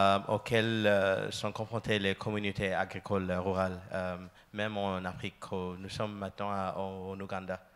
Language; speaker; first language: French; non-native, learner; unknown